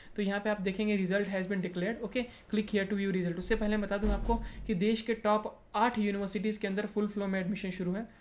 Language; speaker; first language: Hindi; non-native, local second language; Marathi